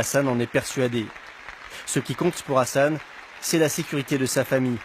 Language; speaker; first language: French; native; French